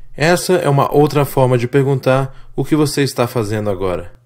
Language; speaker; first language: Portuguese; native; Portuguese